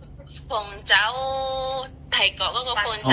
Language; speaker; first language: Cantonese; non-native, learner; Indonesian